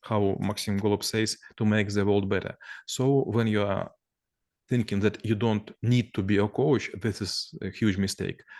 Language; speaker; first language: English; non-native, learner; Russian